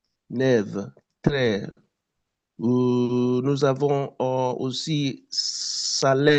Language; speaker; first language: French; non-native, fluent; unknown